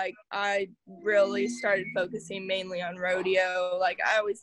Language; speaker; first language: English; native; English